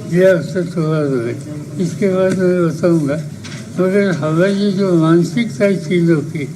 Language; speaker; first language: Hindi; non-native, local second language; Marathi